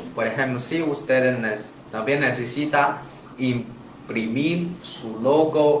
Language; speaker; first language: Spanish; non-native, learner; Chinese